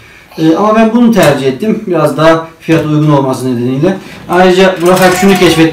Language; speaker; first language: Turkish; native; Turkish